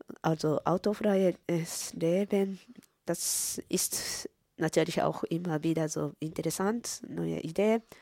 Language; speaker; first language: German; non-native, fluent; Japanese